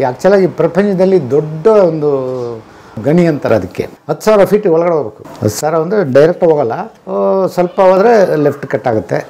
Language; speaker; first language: Kannada; non-native, local second language; Tamil